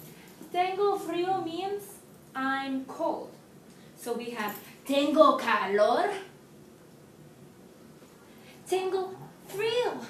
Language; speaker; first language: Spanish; non-native, fluent; English